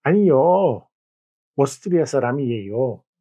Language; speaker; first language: Korean; non-native, learner; German